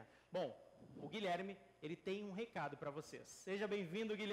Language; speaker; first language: Portuguese; native; Portuguese